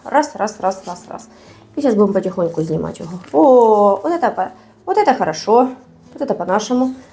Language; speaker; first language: Russian; non-native, local second language; Ukrainian